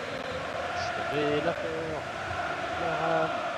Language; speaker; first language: French; native; French